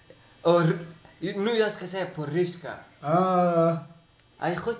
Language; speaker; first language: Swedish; non-native, learner; Persian